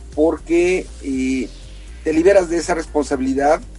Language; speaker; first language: Spanish; native; Spanish